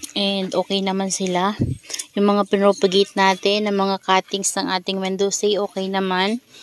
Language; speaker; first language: Filipino; native; Filipino